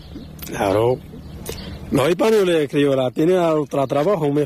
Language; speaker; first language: Spanish; non-native, learner; Arabic